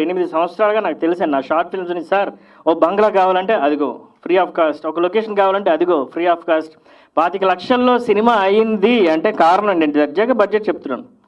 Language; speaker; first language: Telugu; native; Telugu